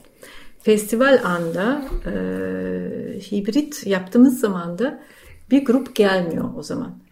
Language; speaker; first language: Turkish; non-native, fluent; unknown